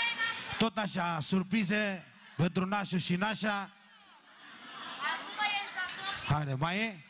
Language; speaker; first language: Romanian; non-native, local second language; Turkish